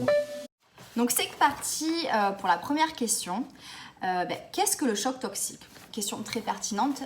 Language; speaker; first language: French; native; French